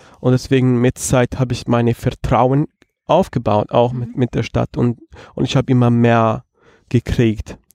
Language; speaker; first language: German; non-native, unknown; Italian